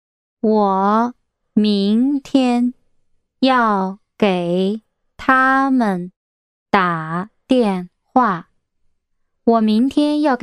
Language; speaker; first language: Chinese; non-native, learner; English